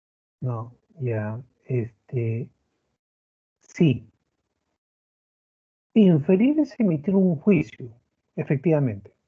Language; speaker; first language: Spanish; native; Spanish